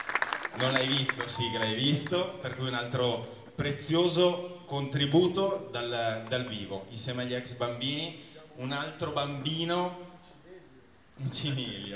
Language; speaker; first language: Italian; native; Italian